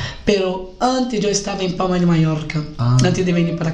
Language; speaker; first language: Spanish; non-native, fluent; Portuguese